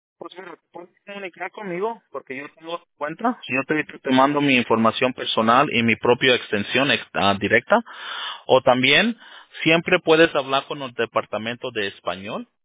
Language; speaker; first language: Spanish; early bilingual, heritage; Spanish